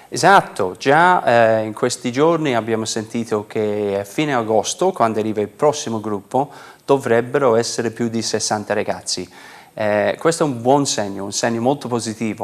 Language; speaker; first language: Italian; non-native, fluent; English